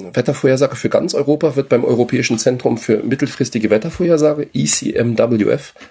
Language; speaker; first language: German; native; German